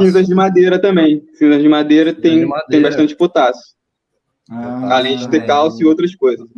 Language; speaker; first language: Portuguese; native; Portuguese